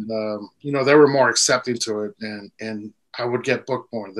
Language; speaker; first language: English; native; English